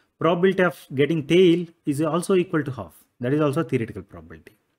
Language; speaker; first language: English; non-native, local second language; Telugu